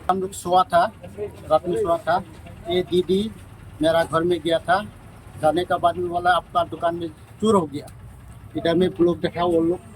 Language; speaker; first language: Hindi; non-native, local second language; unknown